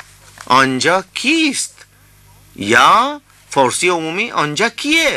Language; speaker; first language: Persian; non-native, fluent; Urdu